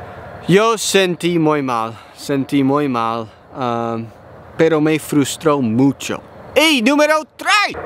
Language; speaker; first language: Spanish; non-native, learner; English